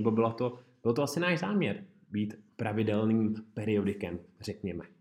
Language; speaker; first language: Czech; native; Czech